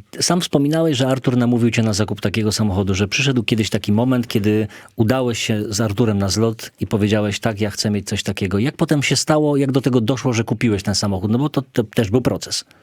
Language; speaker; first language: Polish; native; Polish